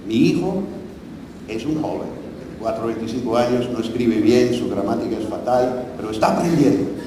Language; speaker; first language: Spanish; non-native, fluent; English